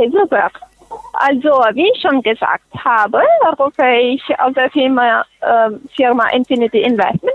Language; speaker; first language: German; non-native, fluent; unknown